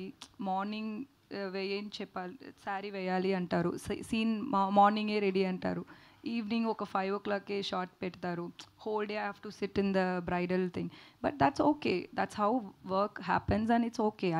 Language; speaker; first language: Telugu; non-native, learner; Tamil